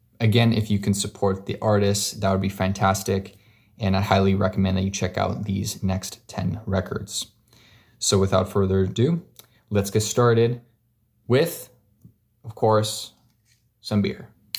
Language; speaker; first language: English; native; English